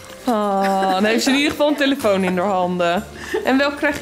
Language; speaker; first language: Dutch; native; Dutch